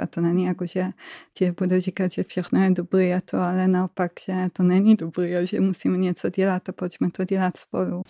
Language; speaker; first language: Czech; non-native, fluent; Hebrew